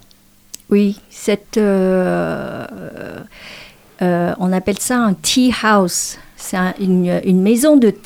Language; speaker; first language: French; non-native, fluent; Chinese